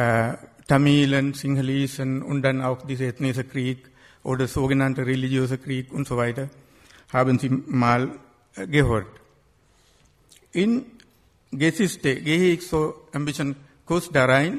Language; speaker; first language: German; non-native, fluent; Sinhala